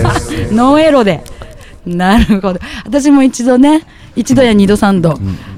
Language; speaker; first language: Japanese; native; Japanese